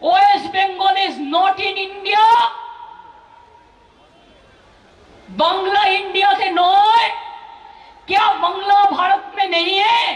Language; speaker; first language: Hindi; non-native, local second language; Bangla